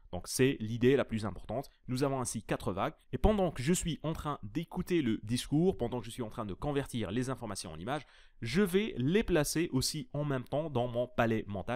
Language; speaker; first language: French; native; French